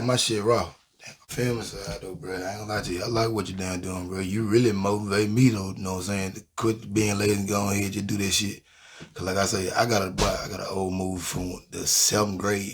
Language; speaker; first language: English; native; English